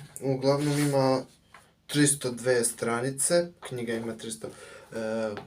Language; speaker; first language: Bosnian; native; Bosnian